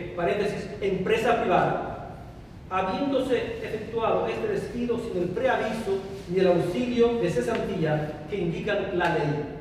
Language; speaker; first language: Spanish; native; Spanish